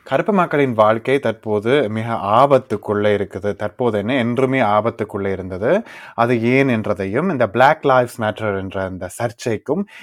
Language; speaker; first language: Tamil; early bilingual, heritage; Tamil